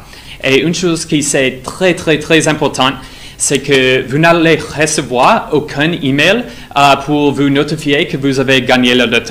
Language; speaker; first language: French; non-native, fluent; English